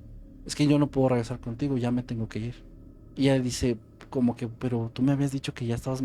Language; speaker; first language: Spanish; native; Spanish